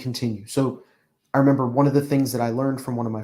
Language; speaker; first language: English; native; English